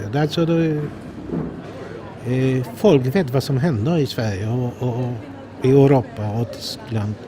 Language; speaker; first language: Swedish; non-native, fluent; Polish